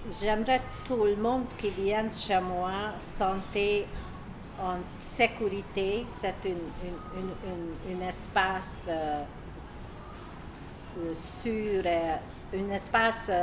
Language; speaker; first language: French; non-native, learner; Hungarian